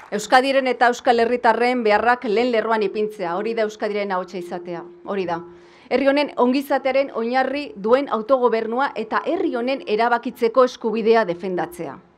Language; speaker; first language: Basque; non-native, local second language; Spanish